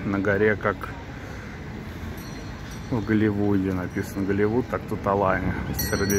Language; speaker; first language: Russian; native; Russian